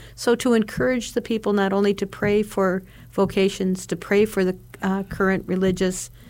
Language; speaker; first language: English; native; English